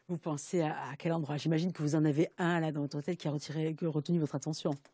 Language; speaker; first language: French; native; French